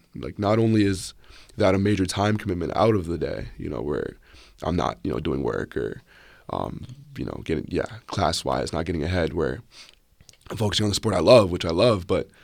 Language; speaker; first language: English; native; English